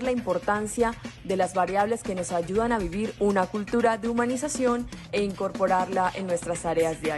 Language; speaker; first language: Spanish; native; Spanish